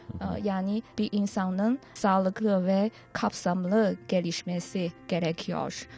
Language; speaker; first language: Turkish; non-native, learner; Chinese